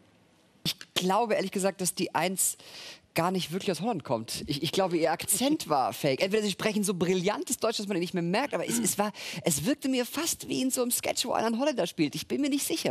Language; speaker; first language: German; native; German